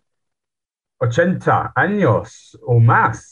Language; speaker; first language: Spanish; non-native, learner; English